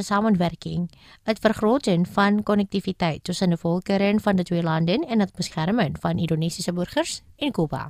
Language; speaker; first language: Dutch; non-native, fluent; Indonesian